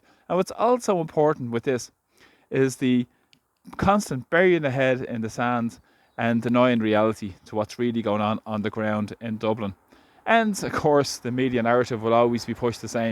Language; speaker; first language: English; native; English